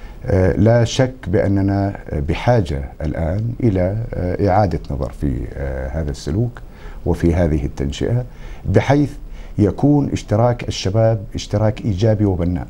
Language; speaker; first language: Arabic; native; Arabic